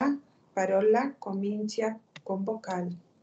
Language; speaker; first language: Italian; non-native, learner; Spanish